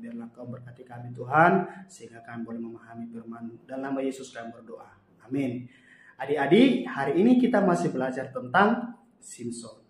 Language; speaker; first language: Indonesian; native; Indonesian